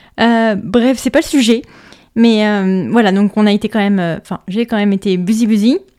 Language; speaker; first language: French; native; French